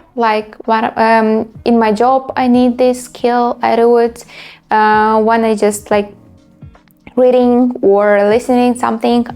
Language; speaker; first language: English; non-native, learner; Ukrainian